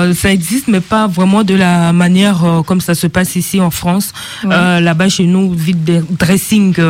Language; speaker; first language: French; non-native, local second language; Sango